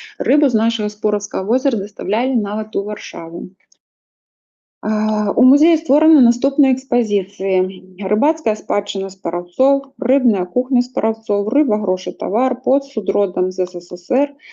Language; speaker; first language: Belarusian; native; Belarusian